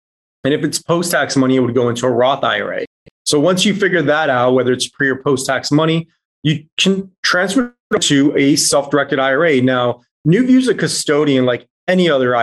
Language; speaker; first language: English; native; English